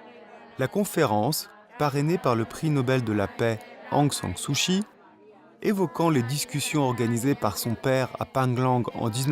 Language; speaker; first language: French; native; French